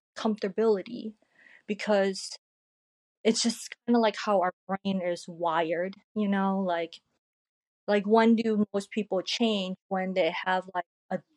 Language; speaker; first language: English; early bilingual, other home language; Korean